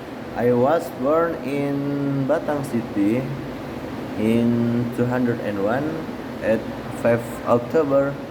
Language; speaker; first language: English; non-native, learner; Indonesian